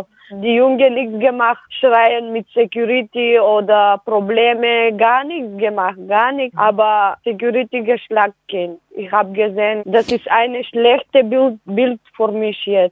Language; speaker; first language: German; non-native, learner; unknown